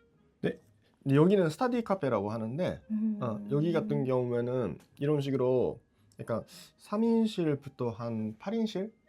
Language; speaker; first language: Korean; non-native, fluent; Japanese